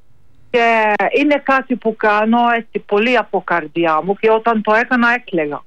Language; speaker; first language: Greek; non-native, learner; Maltese